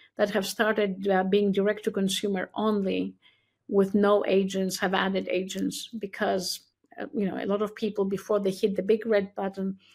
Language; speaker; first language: English; non-native, fluent; Greek